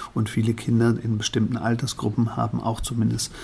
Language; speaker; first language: German; native; German